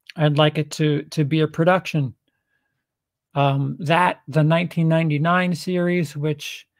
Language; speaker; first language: English; native; English